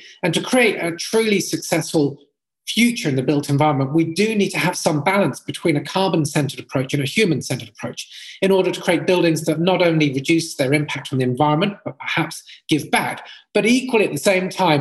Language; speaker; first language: English; native; English